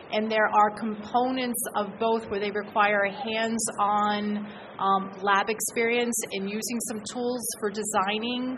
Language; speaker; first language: English; native; English